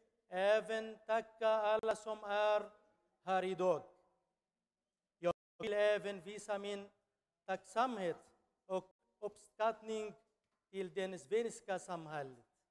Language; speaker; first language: Swedish; non-native, learner; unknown